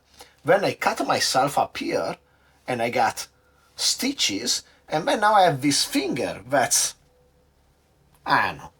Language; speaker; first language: English; non-native, fluent; Italian